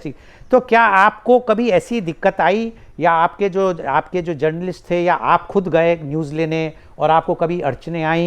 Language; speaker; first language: Hindi; native; Hindi